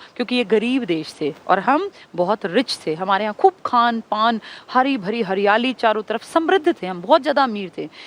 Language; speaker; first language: Hindi; native; Hindi